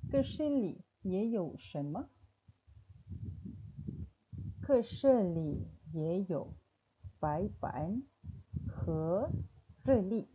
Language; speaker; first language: Chinese; non-native, fluent; Malay